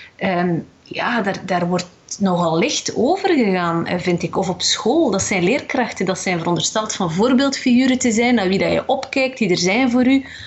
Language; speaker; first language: Dutch; early bilingual, other home language; Arabic